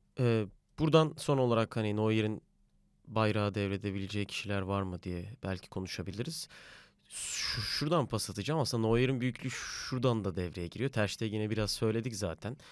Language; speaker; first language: Turkish; native; Turkish